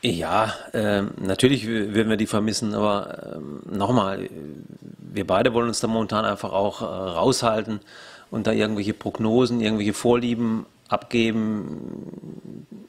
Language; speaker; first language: German; native; German